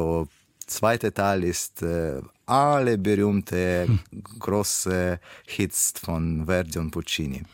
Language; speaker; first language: German; non-native, learner; Russian